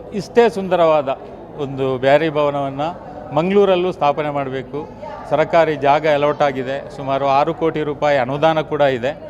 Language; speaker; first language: Kannada; non-native, local second language; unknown